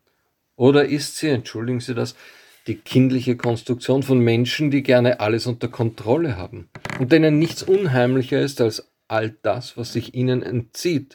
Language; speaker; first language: German; native; German